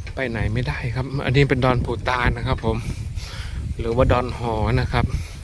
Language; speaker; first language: Thai; non-native, local second language; Northeastern Thai